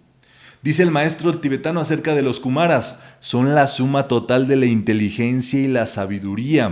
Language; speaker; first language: Spanish; native; Spanish